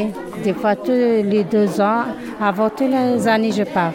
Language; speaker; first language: French; non-native, learner; Arabic